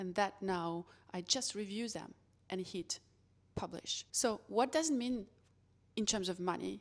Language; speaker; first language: English; non-native, fluent; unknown